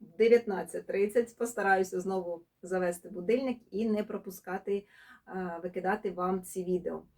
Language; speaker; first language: Ukrainian; non-native, local second language; Russian